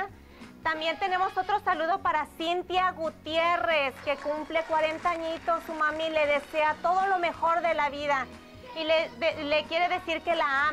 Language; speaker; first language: Spanish; native; Spanish